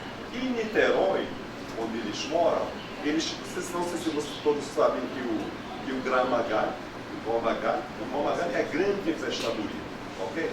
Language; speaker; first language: Portuguese; non-native, fluent; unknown